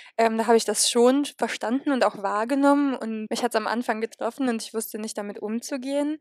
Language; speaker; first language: German; early bilingual, other home language; Polish